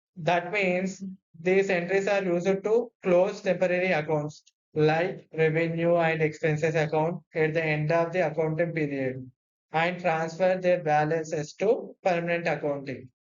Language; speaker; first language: English; non-native, local second language; Telugu